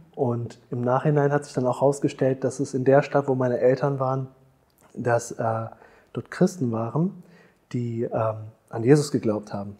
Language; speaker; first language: German; early bilingual, other home language; Tamil